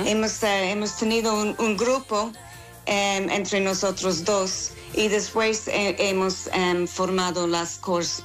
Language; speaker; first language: Spanish; non-native, learner; English